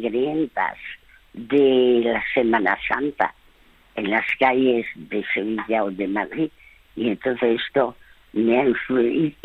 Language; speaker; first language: Spanish; early bilingual, other home language; French